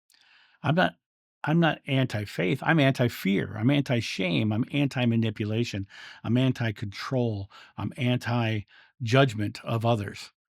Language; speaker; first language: English; native; English